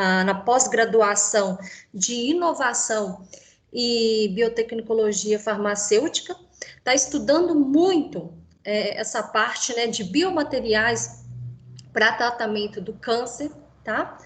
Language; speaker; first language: Portuguese; native; Portuguese